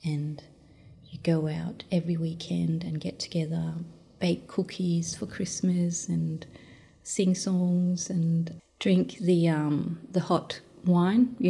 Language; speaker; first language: English; non-native, fluent; Danish